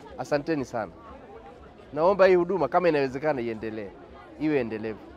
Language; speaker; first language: Swahili; native; Swahili